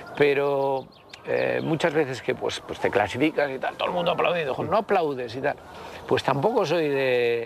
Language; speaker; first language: Spanish; native; Spanish